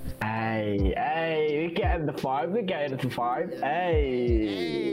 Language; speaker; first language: English; non-native, fluent; Indonesian